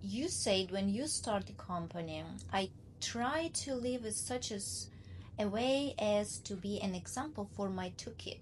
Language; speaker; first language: English; non-native, learner; Ukrainian